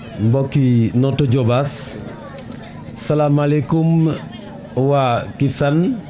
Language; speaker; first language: Wolof; non-native, local second language; Serer